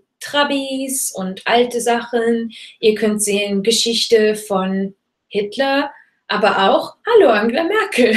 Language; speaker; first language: German; non-native, fluent; English